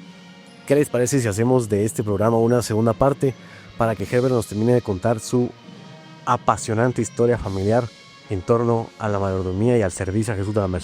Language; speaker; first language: Spanish; native; Spanish